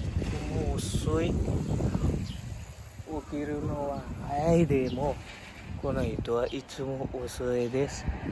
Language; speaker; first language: Japanese; non-native, learner; Nepali